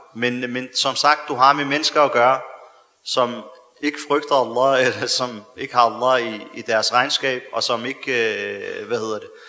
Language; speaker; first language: Danish; early bilingual, other home language; Arabic